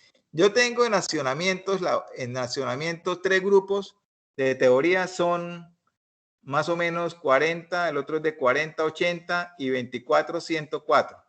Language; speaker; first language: Spanish; native; Spanish